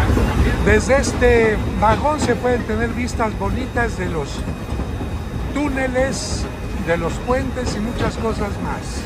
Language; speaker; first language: Spanish; native; Spanish